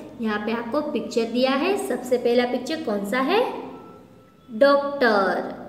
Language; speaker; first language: Hindi; non-native, local second language; Gujarati